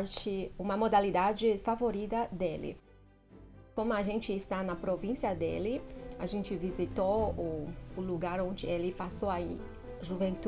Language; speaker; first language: Portuguese; non-native, fluent; Chinese